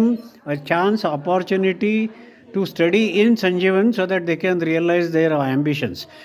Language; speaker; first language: English; non-native, local second language; Marathi